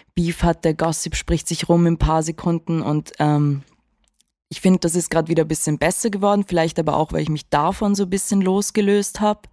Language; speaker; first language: German; native; German